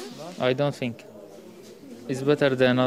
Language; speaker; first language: English; non-native, learner; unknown